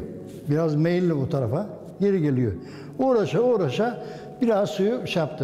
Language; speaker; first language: Turkish; native; Turkish